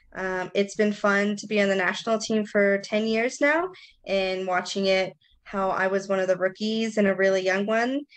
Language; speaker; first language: English; native; English